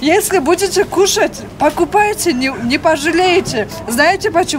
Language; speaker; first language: Russian; non-native, local second language; Kyrgyz